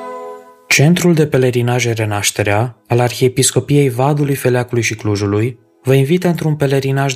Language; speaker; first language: Romanian; native; Romanian